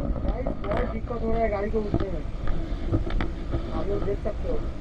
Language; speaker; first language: Hindi; non-native, local second language; Bangla